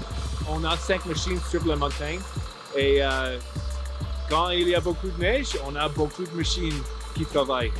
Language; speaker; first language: French; non-native, local second language; English